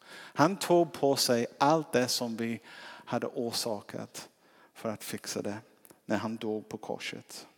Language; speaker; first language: Swedish; non-native, fluent; English